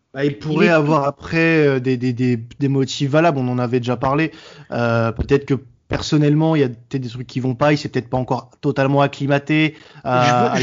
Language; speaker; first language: French; native; French